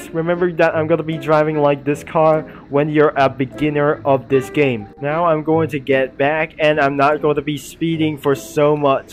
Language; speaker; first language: English; non-native, learner; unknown